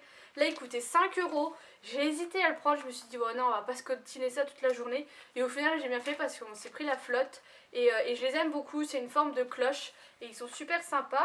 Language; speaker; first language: French; native; French